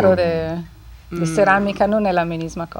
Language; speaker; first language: Spanish; non-native, fluent; Italian